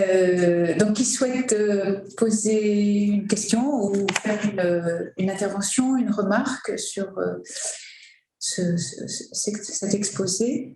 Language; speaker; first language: French; native; French